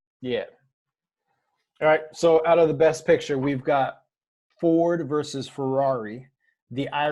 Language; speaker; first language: English; native; English